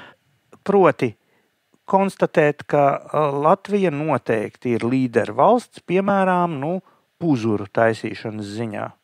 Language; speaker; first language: Latvian; native; Latvian